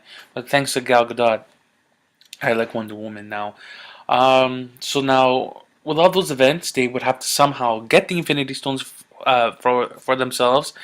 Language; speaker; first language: English; native; English